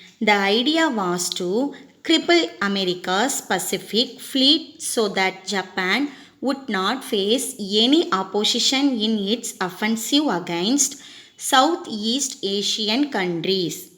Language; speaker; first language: English; non-native, local second language; Tamil